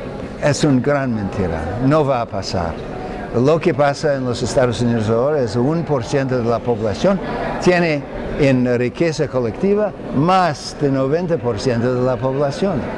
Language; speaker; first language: Spanish; non-native, fluent; English